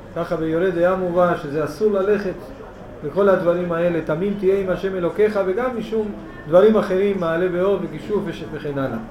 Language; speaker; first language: Hebrew; native; Hebrew